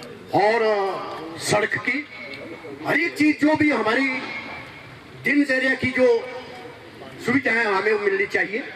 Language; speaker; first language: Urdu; non-native, local second language; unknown